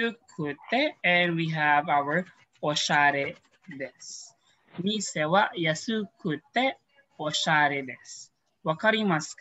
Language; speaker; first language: Japanese; non-native, fluent; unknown